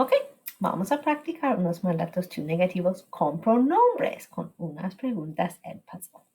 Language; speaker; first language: Spanish; non-native, fluent; English